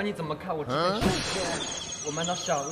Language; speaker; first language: Chinese; native; Chinese